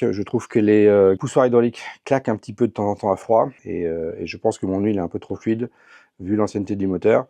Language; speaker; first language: French; native; French